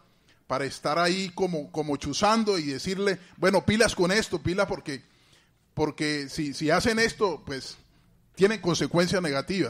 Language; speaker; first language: Spanish; native; Spanish